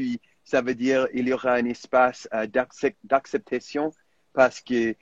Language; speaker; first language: French; non-native, fluent; English